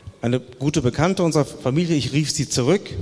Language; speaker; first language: German; native; German